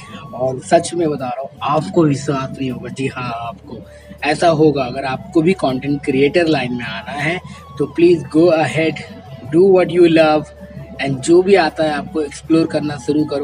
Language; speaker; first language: Hindi; native; Hindi